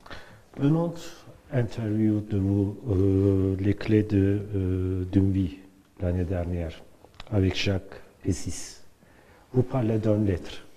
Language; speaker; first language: French; non-native, learner; Turkish